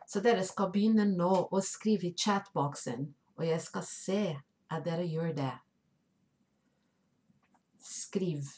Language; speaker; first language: Norwegian; non-native, fluent; Spanish